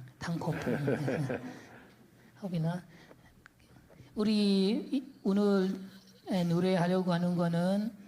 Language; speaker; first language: Korean; non-native, learner; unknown